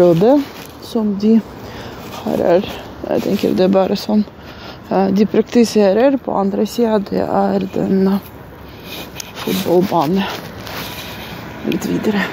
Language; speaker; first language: Norwegian; non-native, learner; Russian